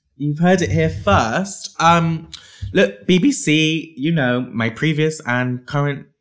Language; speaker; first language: English; native; English